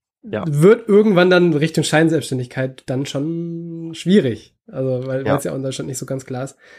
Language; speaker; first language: German; native; German